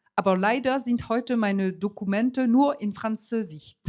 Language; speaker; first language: German; non-native, learner; French